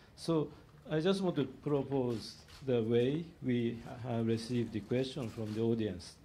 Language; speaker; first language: English; non-native, fluent; Japanese